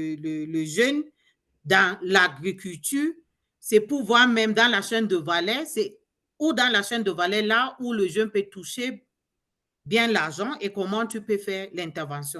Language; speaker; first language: French; non-native, learner; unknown